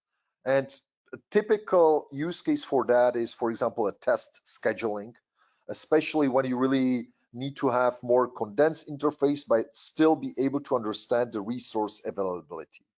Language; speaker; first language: English; non-native, fluent; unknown